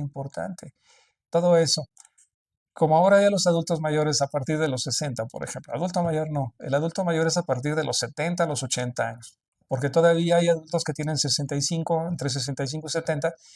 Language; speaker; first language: Spanish; native; Spanish